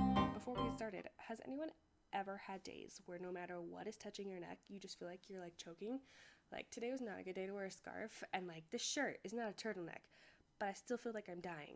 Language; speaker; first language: English; native; English